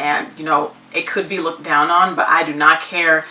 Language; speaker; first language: English; native; English